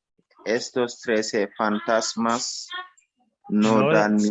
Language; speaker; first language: Spanish; non-native, learner; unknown